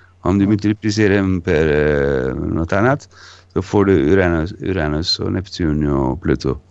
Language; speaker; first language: Swedish; non-native, fluent; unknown